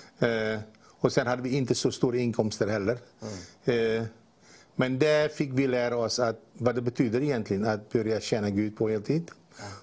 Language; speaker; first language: Swedish; non-native, fluent; Dutch